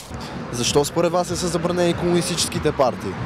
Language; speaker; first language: Bulgarian; native; Bulgarian